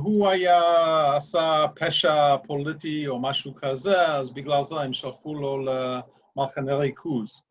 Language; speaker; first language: Hebrew; non-native, fluent; English